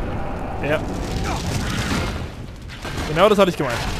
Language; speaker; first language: German; native; German